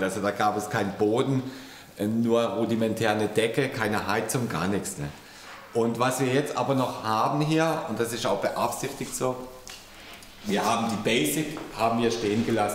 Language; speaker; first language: German; native; German